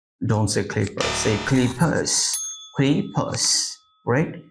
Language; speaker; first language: English; non-native, local second language; Bangla